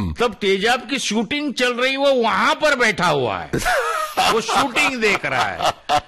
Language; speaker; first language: Hindi; non-native, local second language; Marathi